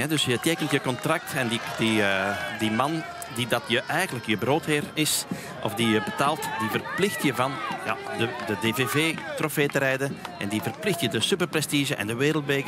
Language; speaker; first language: Dutch; native; Dutch